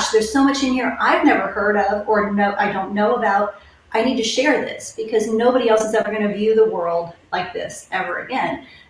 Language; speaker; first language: English; native; English